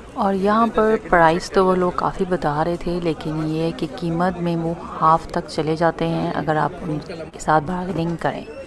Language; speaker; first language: Urdu; native; Urdu